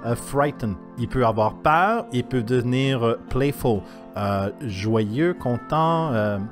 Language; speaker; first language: French; native; French